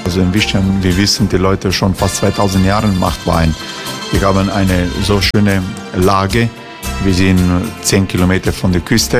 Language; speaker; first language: German; non-native, learner; Croatian